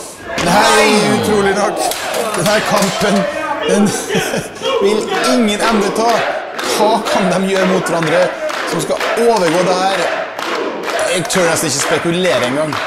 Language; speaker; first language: Norwegian; native; Norwegian